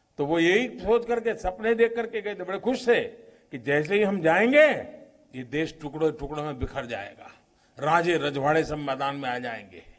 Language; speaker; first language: Hindi; non-native, local second language; Gujarati